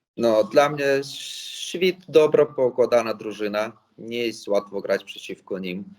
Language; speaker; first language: Polish; non-native, fluent; Latvian